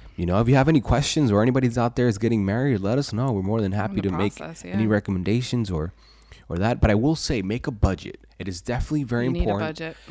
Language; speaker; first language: English; early bilingual, other home language; Spanish